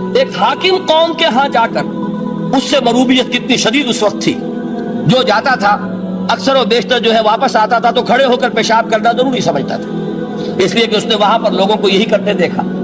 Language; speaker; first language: Urdu; native; Urdu